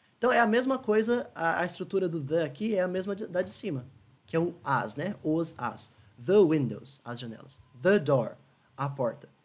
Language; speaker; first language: Portuguese; native; Portuguese